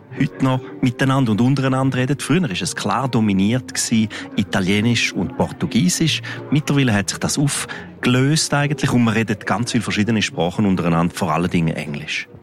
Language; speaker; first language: German; non-native, local second language; Romansh